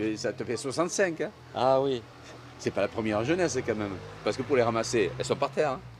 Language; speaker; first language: French; native; French